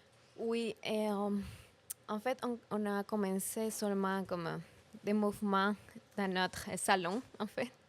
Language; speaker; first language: French; non-native, learner; Spanish